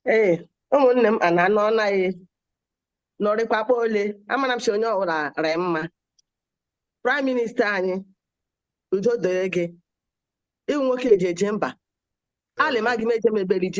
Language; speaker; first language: Igbo; native; Igbo